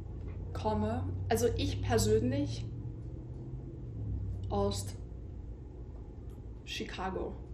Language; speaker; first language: German; non-native, fluent; English